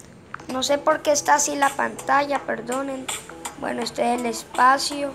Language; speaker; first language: Spanish; native; Spanish